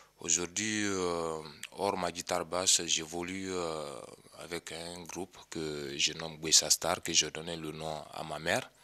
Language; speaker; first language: French; non-native, local second language; Mandingo